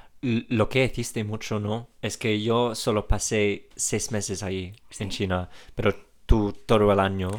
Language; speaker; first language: Spanish; non-native, fluent; English